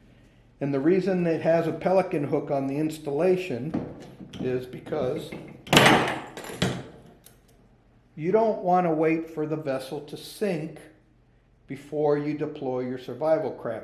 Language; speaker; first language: English; native; English